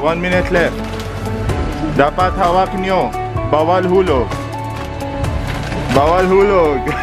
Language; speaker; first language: Filipino; non-native, learner; Arabic